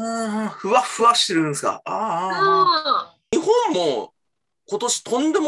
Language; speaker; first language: Japanese; native; Japanese